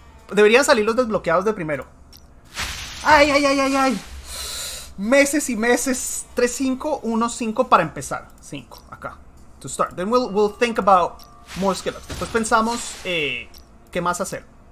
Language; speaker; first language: Spanish; native; Spanish